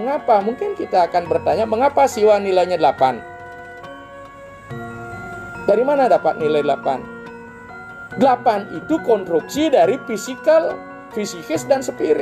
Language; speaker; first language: Indonesian; non-native, local second language; Balinese